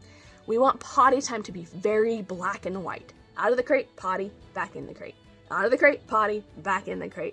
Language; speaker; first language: English; native; English